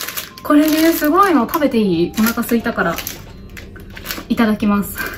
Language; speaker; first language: Japanese; native; Japanese